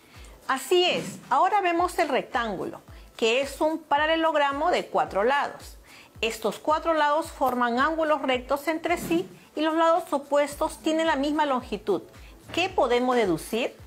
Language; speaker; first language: Spanish; native; Spanish